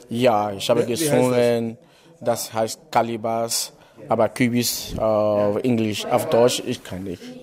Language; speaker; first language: German; non-native, learner; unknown